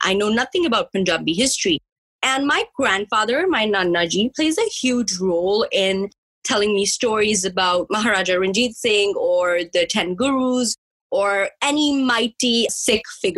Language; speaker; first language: English; early bilingual, other home language; Punjabi